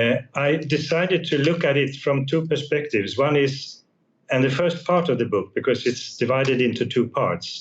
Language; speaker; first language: English; non-native, fluent; Swedish